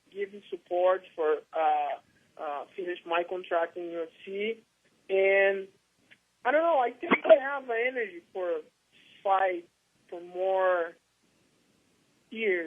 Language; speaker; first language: English; non-native, learner; Portuguese